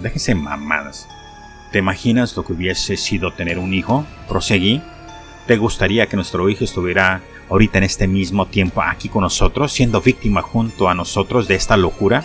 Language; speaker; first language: Spanish; native; Spanish